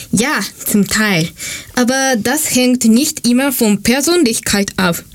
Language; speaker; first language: German; non-native, fluent; Japanese